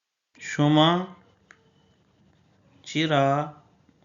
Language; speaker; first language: Persian; non-native, fluent; Urdu